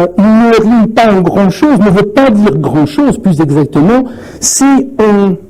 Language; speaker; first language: French; native; French